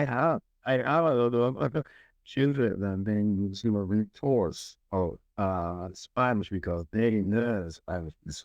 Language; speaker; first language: English; non-native, learner; Spanish